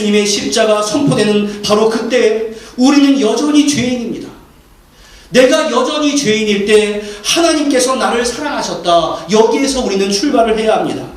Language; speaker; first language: Korean; native; Korean